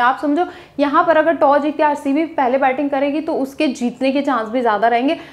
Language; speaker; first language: Hindi; native; Hindi